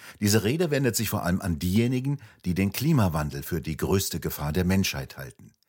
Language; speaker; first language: German; native; German